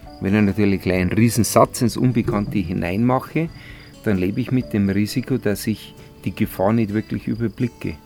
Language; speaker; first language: German; native; German